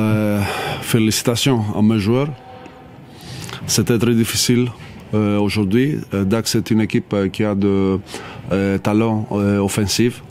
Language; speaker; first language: French; non-native, learner; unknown